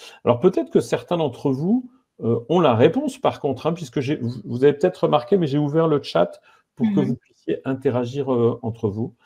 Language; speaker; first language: French; native; French